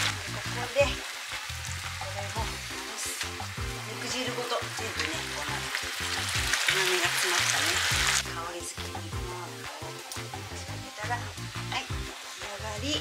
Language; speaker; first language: Japanese; native; Japanese